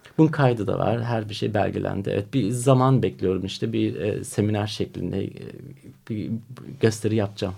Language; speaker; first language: Turkish; early bilingual, heritage; Turkish